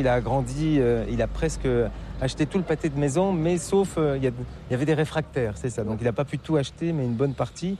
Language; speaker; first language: French; native; French